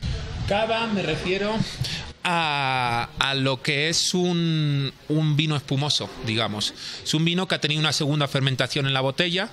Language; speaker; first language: Spanish; native; Spanish